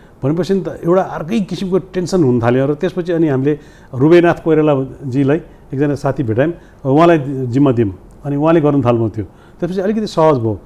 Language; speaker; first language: Nepali; non-native, local second language; Newari